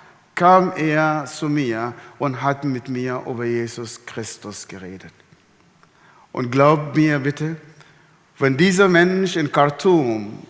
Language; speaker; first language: German; non-native, fluent; Arabic